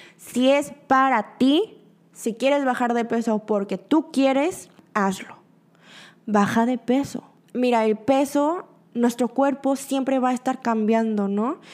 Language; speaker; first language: Spanish; early bilingual, other home language; Korean